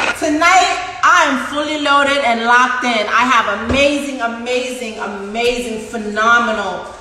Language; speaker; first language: English; native; English